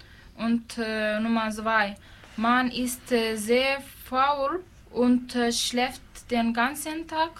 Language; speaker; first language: German; non-native, learner; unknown